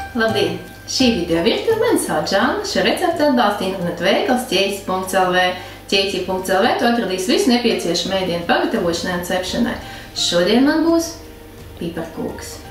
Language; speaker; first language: Latvian; non-native, local second language; Russian